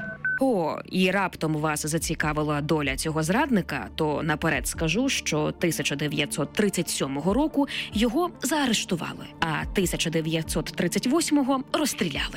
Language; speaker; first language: Ukrainian; native; Ukrainian